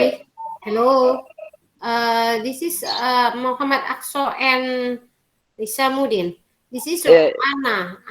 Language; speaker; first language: English; non-native, learner; Indonesian